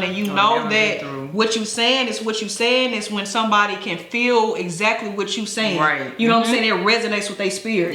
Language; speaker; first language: English; native; English